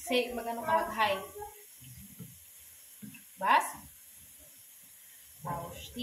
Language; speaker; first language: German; non-native, learner; Filipino